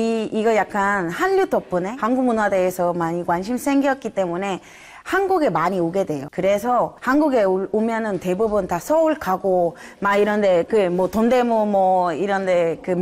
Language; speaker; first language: Korean; non-native, fluent; Spanish